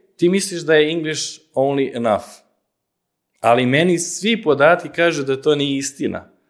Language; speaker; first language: Serbian; non-native, fluent; Slovenian